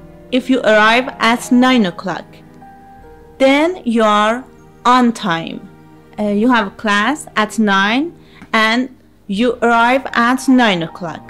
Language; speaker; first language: English; non-native, fluent; Persian